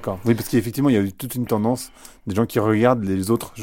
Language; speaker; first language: French; native; French